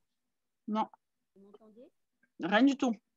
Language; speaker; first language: French; native; French